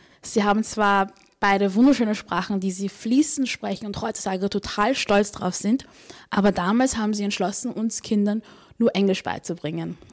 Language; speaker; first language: German; native; German